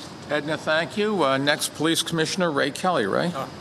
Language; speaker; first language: English; native; English